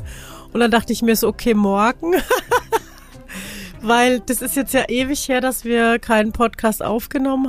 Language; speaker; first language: German; native; German